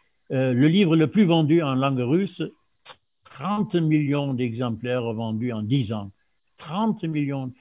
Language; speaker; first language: French; non-native, fluent; German